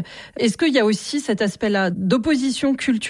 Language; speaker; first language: French; native; French